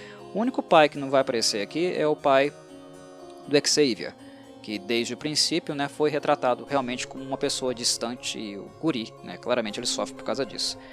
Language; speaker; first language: Portuguese; native; Portuguese